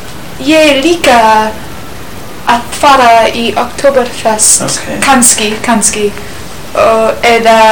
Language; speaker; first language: Icelandic; non-native, learner; English